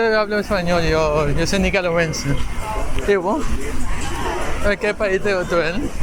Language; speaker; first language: Spanish; early bilingual, heritage; Spanish